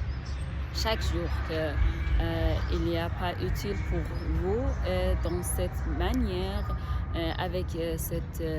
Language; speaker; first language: French; non-native, learner; Persian